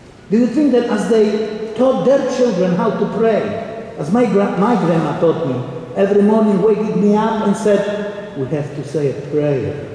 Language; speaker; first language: English; non-native, fluent; Polish